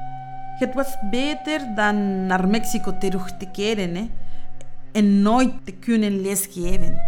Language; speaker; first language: Dutch; non-native, fluent; Spanish